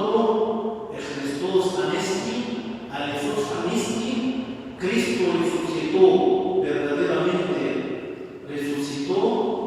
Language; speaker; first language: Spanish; non-native, fluent; Arabic